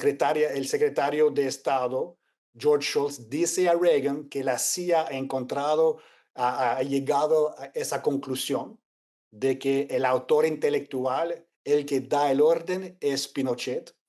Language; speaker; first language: Spanish; non-native, fluent; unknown